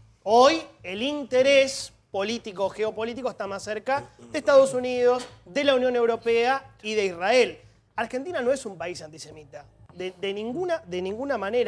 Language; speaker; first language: Spanish; native; Spanish